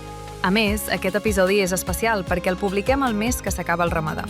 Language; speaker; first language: Catalan; native; Catalan